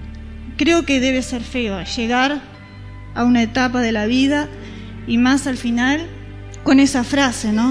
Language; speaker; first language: Spanish; native; Spanish